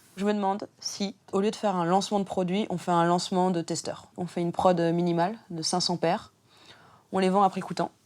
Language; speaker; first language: French; native; French